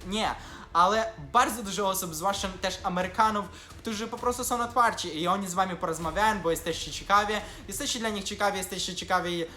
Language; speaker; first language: Polish; non-native, fluent; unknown